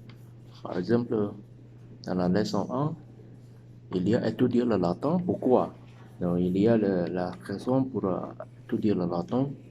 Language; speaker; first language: French; non-native, learner; Chinese